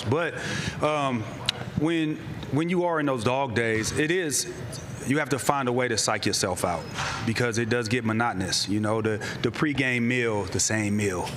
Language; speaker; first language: English; native; English